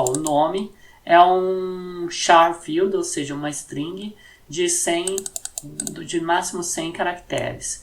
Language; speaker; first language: Portuguese; native; Portuguese